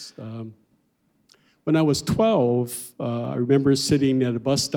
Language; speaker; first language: English; native; English